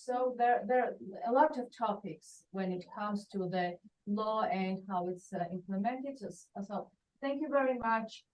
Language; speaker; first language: English; non-native, fluent; Georgian